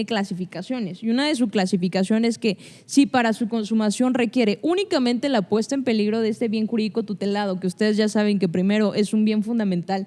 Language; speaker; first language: Spanish; native; Spanish